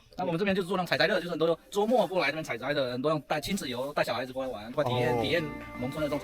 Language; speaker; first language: Chinese; native; Chinese